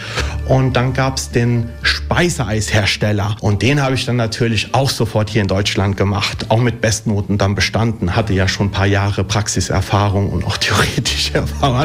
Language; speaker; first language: German; early bilingual, other home language; Italian